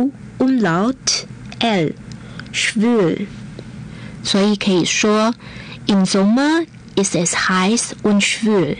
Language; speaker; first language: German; non-native, fluent; Chinese